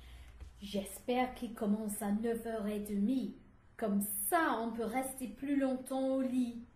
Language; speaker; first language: French; non-native, learner; English